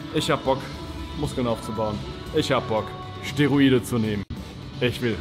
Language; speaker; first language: German; native; German